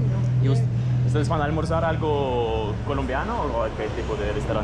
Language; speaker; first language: Spanish; non-native, fluent; Russian